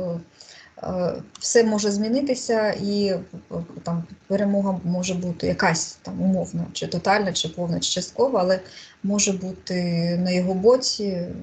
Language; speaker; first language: Ukrainian; non-native, local second language; Russian